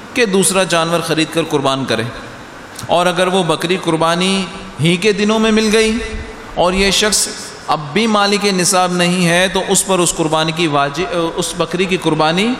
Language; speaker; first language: Urdu; native; Urdu